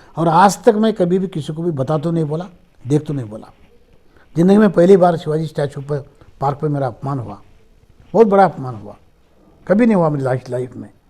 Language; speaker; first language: Hindi; non-native, local second language; Marathi